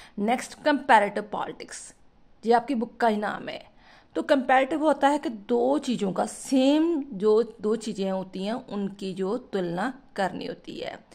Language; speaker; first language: Hindi; non-native, local second language; Punjabi